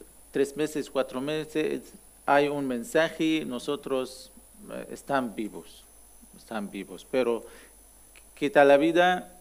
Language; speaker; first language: Spanish; non-native, learner; Arabic